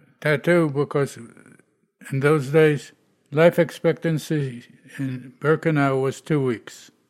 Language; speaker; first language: English; non-native, fluent; Polish